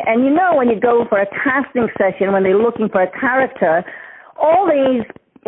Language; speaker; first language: English; non-native, fluent; Polish